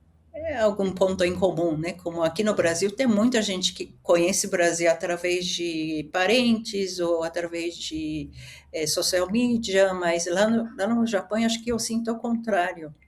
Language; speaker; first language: Portuguese; early bilingual, other home language; Japanese